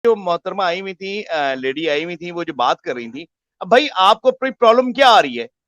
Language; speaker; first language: Urdu; native; Urdu